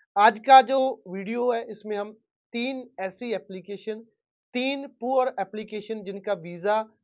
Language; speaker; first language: Hindi; non-native, local second language; Punjabi